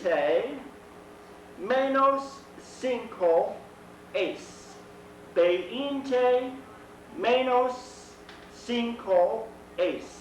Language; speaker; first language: Spanish; non-native, fluent; English